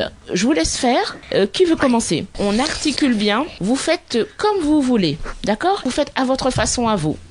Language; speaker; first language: French; native; French